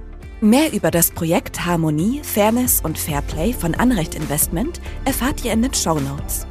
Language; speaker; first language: German; native; German